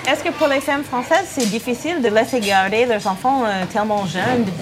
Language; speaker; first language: French; non-native, fluent; English